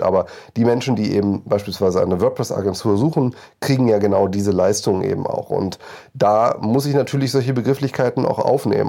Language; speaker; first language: German; native; German